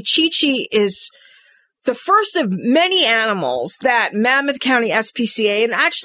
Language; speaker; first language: English; native; English